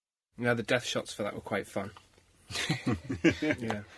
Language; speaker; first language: English; native; English